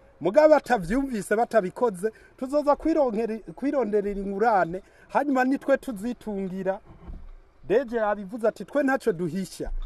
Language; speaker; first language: Rundi; native; Rundi